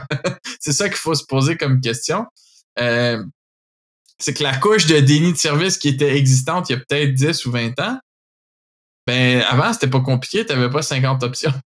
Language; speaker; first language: French; native; French